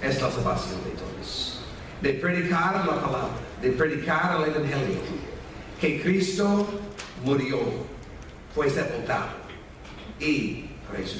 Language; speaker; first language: Spanish; non-native, fluent; English